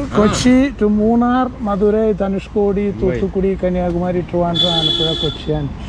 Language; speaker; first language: English; non-native, local second language; Malayalam